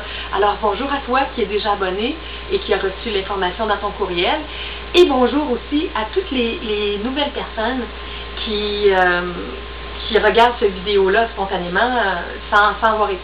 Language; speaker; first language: French; native; French